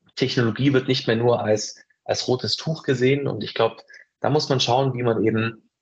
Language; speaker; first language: German; native; German